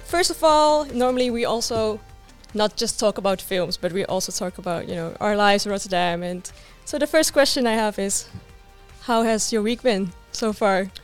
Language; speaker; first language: English; non-native, fluent; Dutch